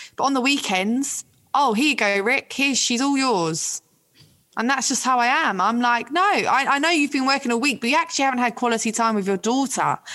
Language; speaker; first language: English; native; English